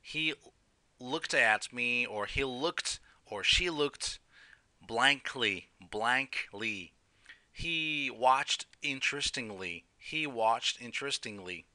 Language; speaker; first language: English; non-native, fluent; Turkish